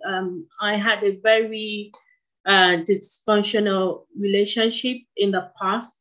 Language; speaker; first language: English; non-native, local second language; Yoruba